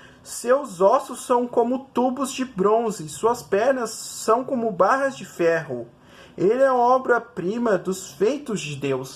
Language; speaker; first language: Portuguese; native; Portuguese